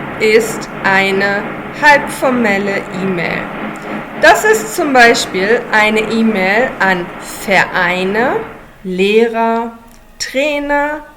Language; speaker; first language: German; non-native, fluent; English